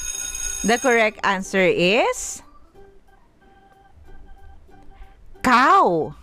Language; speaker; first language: English; non-native, local second language; Filipino